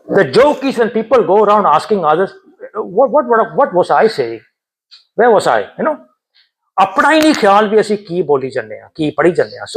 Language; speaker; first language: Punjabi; early bilingual, heritage; Punjabi